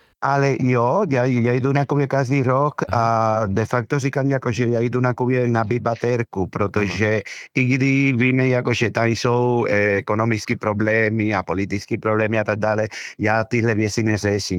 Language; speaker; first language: Czech; non-native, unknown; Spanish